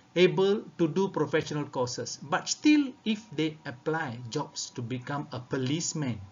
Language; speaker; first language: English; non-native, local second language; Tamil